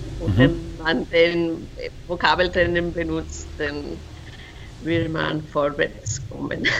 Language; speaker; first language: German; non-native, fluent; Spanish